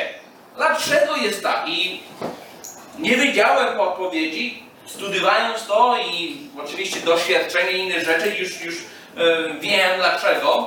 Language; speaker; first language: Polish; non-native, fluent; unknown